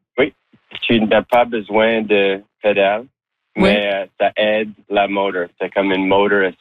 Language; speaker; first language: French; non-native, learner; English